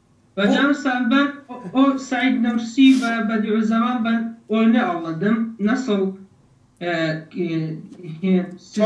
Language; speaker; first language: Turkish; non-native, learner; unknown